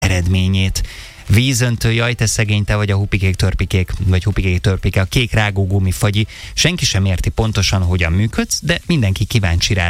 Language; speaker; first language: Hungarian; native; Hungarian